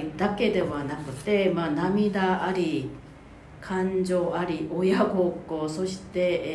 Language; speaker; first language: Japanese; non-native, fluent; Korean